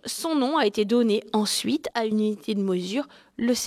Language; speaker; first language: French; native; French